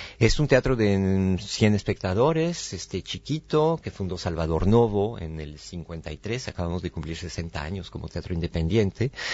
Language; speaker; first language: Spanish; non-native, fluent; French